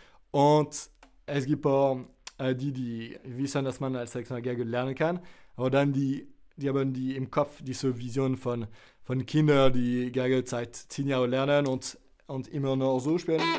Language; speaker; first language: German; non-native, fluent; French